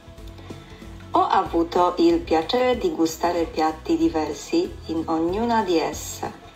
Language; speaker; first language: Italian; non-native, fluent; Polish